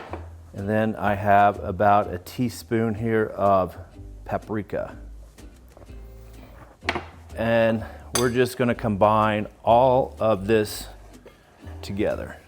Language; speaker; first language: English; native; English